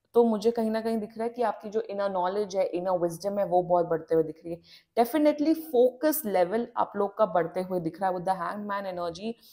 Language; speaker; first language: Hindi; native; Hindi